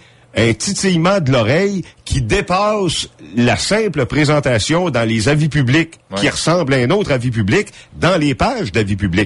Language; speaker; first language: French; native; French